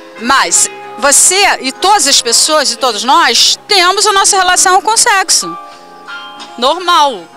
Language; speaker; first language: Portuguese; native; Portuguese